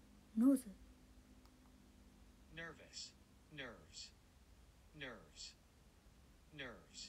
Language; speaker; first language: English; non-native, learner; Japanese